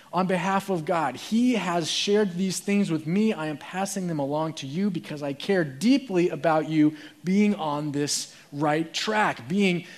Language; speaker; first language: English; native; English